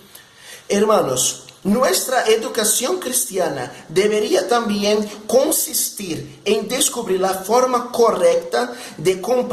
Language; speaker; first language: Spanish; non-native, fluent; Portuguese